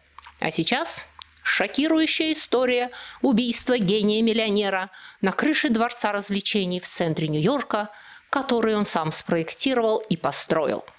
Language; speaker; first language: Russian; native; Russian